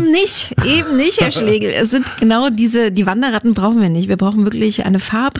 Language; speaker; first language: German; native; German